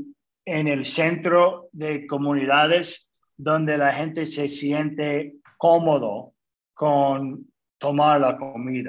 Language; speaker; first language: Spanish; early bilingual, other home language; English